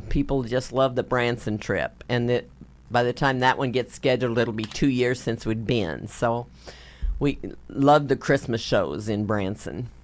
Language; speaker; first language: English; native; English